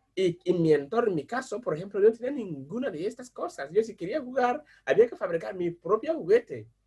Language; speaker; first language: Spanish; non-native, fluent; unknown